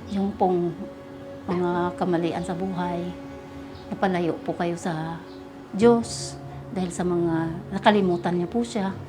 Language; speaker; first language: Filipino; native; Filipino